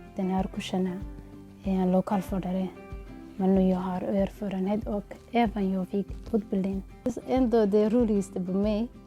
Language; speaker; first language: Swedish; early bilingual, other home language; Somali